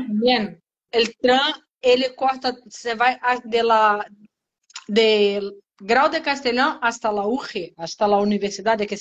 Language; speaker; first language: Spanish; non-native, learner; Portuguese